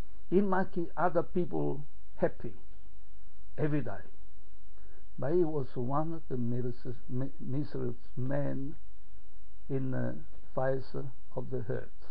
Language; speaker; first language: English; non-native, fluent; Italian